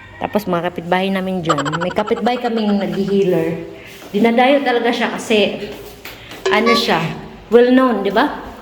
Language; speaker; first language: Filipino; non-native, local second language; Cebuano